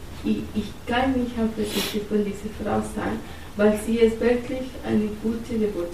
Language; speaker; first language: German; non-native, learner; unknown